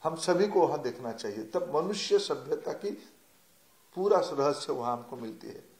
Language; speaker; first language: Hindi; non-native, local second language; Odia